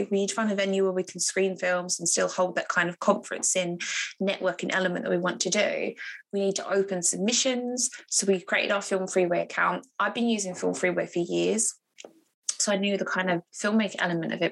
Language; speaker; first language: English; native; English